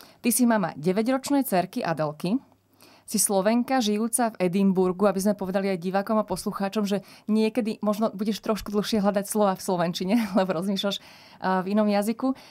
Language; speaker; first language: Slovak; native; Slovak